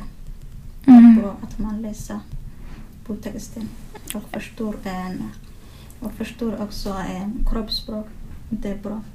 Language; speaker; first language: Swedish; non-native, learner; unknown